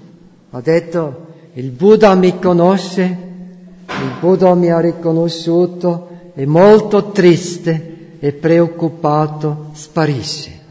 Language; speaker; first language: Italian; non-native, fluent; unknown